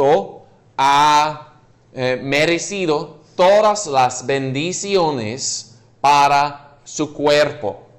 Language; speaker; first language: Spanish; non-native, fluent; English